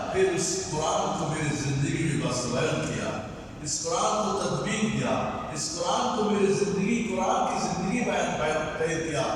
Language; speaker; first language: Urdu; non-native, local second language; Bangla